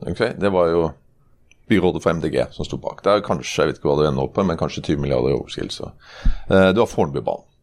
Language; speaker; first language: Norwegian; native; Norwegian